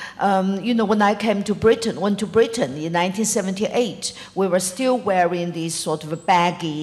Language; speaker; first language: English; non-native, fluent; Chinese